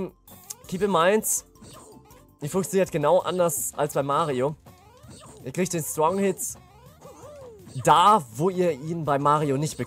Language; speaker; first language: German; native; German